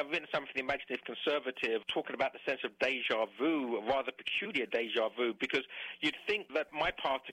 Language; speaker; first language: English; native; English